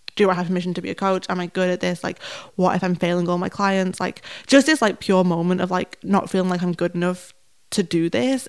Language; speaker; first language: English; native; English